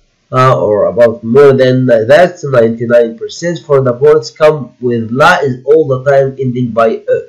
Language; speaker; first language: English; non-native, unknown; Arabic